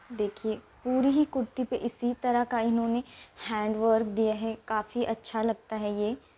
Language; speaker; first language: Hindi; native; Hindi